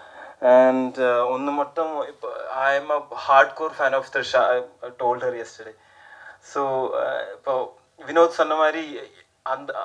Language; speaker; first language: Tamil; non-native, learner; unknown